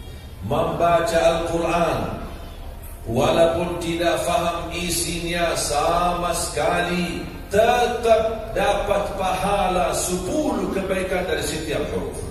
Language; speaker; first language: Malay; non-native, fluent; Arabic